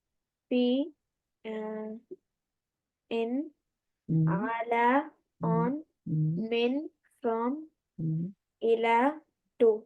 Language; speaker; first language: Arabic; non-native, learner; Urdu